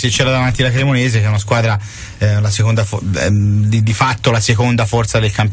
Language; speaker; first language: Italian; native; Italian